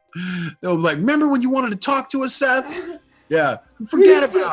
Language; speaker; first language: English; native; English